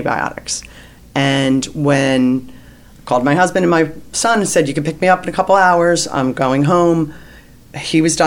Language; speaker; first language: English; native; English